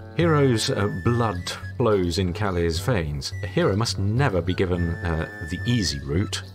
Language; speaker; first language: English; native; English